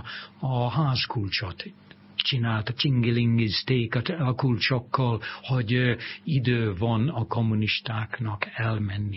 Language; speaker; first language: Hungarian; non-native, fluent; English